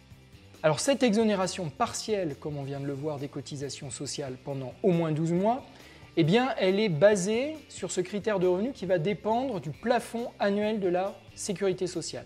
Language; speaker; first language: French; native; French